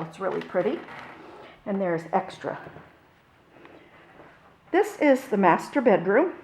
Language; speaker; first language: English; native; English